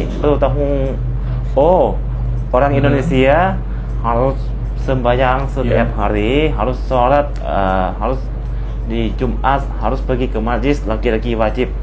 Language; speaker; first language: Indonesian; non-native, fluent; Lao